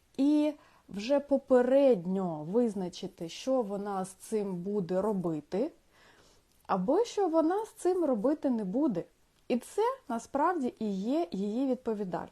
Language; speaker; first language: Ukrainian; non-native, local second language; Russian